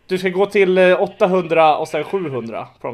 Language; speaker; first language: Swedish; native; Swedish